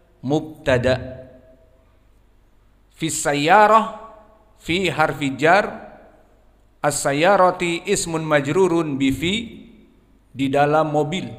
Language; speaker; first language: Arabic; non-native, fluent; Indonesian